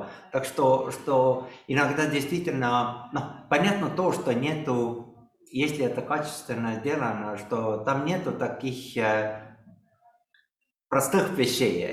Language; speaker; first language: Russian; non-native, local second language; Estonian